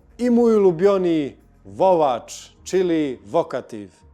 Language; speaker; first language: Polish; non-native, learner; Serbian